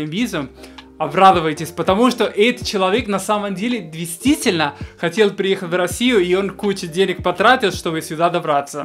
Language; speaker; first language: Russian; non-native, fluent; Spanish